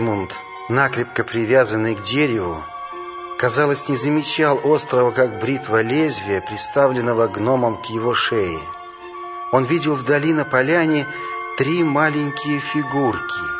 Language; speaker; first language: Russian; native; Russian